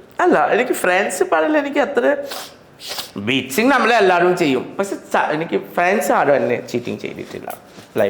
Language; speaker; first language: Malayalam; non-native, learner; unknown